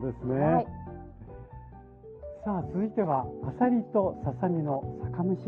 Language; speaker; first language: Japanese; native; Japanese